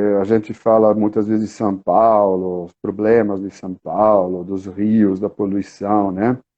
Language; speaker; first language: Portuguese; non-native, fluent; Italian